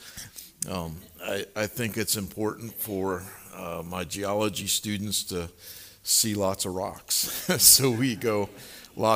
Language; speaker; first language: English; native; English